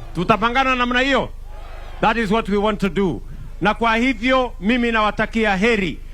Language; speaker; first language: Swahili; non-native, local second language; Kalenjin